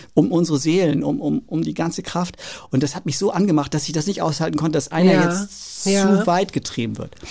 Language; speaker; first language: German; native; German